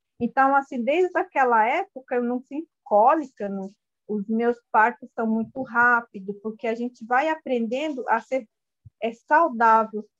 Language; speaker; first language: Portuguese; non-native, local second language; Guarani